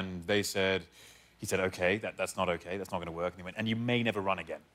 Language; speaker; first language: English; native; English